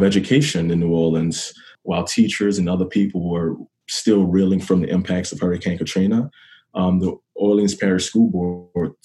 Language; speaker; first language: English; native; English